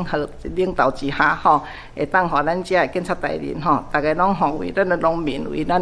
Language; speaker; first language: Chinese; non-native, local second language; Min Nan Chinese